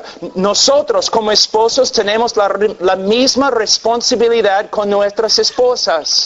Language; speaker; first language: Spanish; non-native, fluent; English